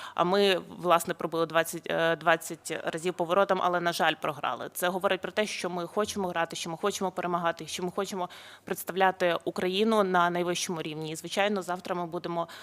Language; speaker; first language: Ukrainian; native; Ukrainian